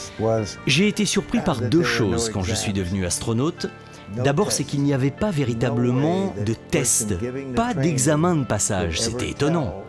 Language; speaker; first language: French; native; French